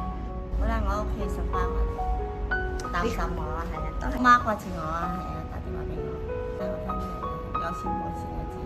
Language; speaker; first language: Cantonese; non-native, learner; Thai